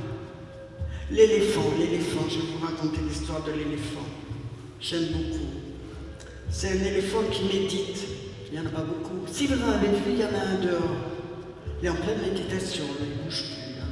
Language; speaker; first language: French; native; French